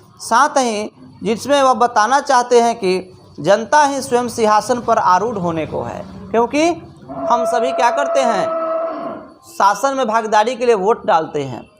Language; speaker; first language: Hindi; native; Hindi